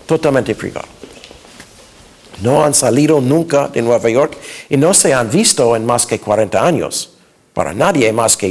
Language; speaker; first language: Spanish; non-native, fluent; English